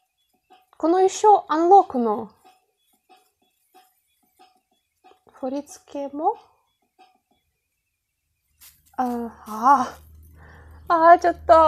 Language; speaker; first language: Japanese; non-native, learner; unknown